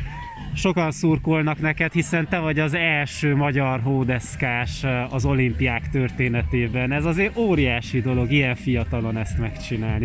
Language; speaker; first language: Hungarian; native; Hungarian